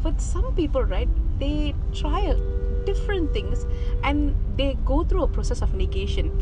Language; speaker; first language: English; non-native, local second language; Tamil